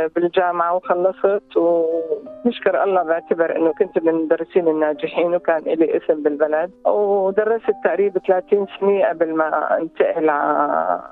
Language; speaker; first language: Arabic; native; Arabic